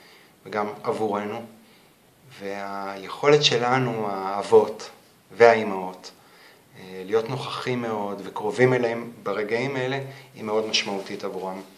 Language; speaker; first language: Hebrew; native; Hebrew